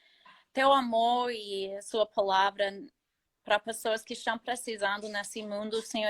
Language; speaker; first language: Portuguese; non-native, fluent; English